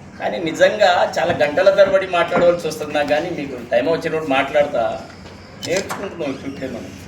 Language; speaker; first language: Telugu; native; Telugu